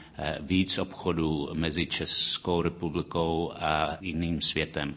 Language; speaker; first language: Czech; early bilingual, heritage; Czech